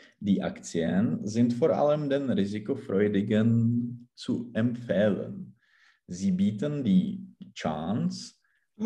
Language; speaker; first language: German; non-native, learner; Czech